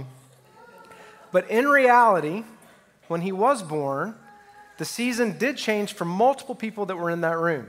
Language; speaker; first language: English; native; English